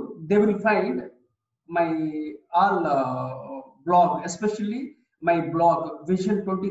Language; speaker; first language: English; non-native, local second language; Telugu